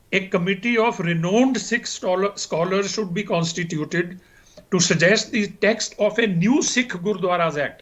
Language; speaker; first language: English; non-native, local second language; Punjabi